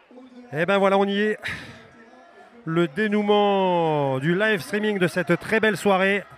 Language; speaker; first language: French; native; French